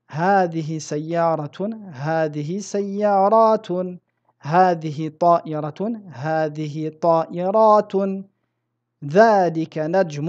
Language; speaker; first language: Arabic; non-native, fluent; French